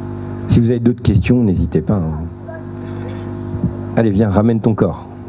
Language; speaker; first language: French; native; French